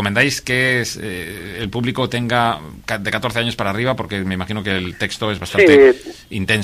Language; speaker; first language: Spanish; native; Spanish